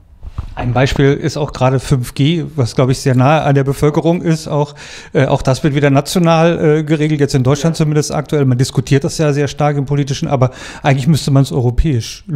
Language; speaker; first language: German; native; German